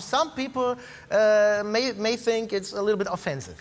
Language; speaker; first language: English; non-native, fluent; German